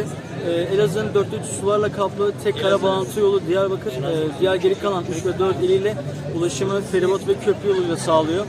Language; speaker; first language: Turkish; native; Turkish